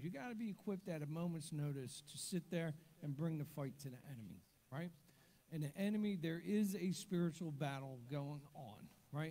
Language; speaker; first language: English; native; English